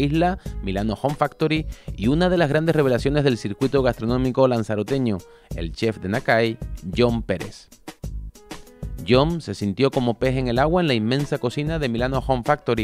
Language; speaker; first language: Spanish; native; Spanish